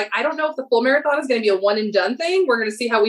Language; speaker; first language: English; native; English